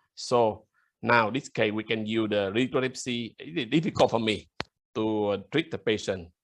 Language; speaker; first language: English; non-native, learner; Vietnamese